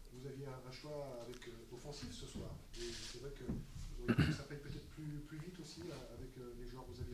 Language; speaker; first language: French; native; French